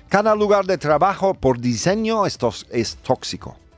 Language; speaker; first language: Spanish; non-native, learner; English